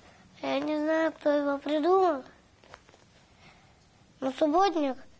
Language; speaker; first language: Russian; native; Russian